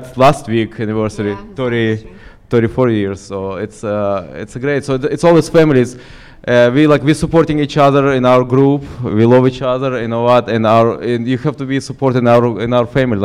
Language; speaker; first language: English; non-native, fluent; Ukrainian